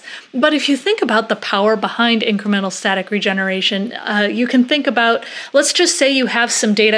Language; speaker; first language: English; native; English